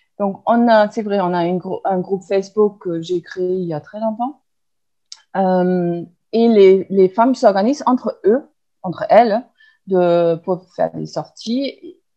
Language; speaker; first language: French; non-native, fluent; German